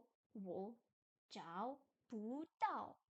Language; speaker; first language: Chinese; non-native, learner; French